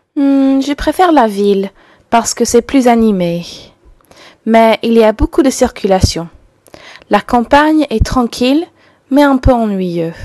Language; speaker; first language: French; non-native, fluent; English